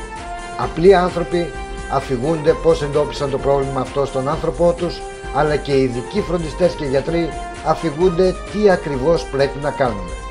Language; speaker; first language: Greek; native; Greek